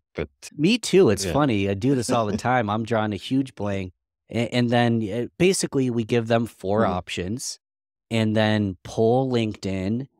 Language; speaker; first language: English; native; English